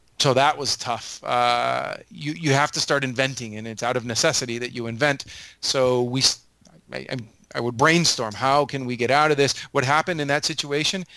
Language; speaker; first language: English; native; English